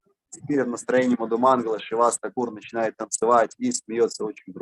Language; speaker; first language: Russian; native; Russian